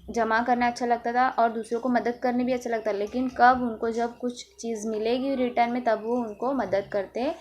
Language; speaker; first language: Hindi; non-native, local second language; Marathi